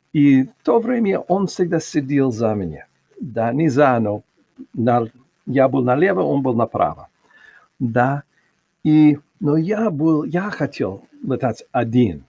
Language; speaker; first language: Russian; non-native, learner; English